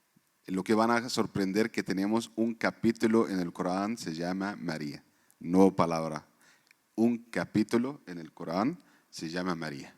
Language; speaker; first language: Spanish; non-native, fluent; Arabic